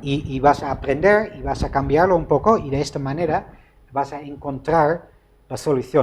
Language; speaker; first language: Spanish; non-native, fluent; Dutch